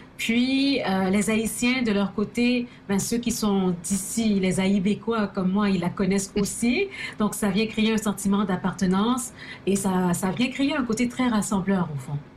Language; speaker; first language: French; early bilingual, other home language; Haitian Creole